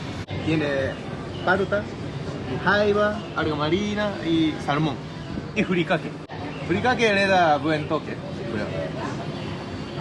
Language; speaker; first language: Spanish; non-native, learner; Japanese